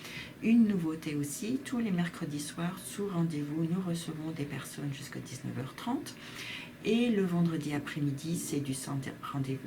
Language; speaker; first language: French; native; French